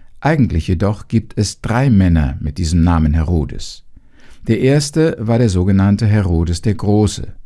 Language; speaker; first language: German; native; German